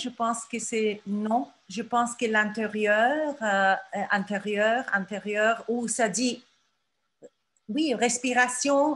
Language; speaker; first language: French; non-native, fluent; Turkish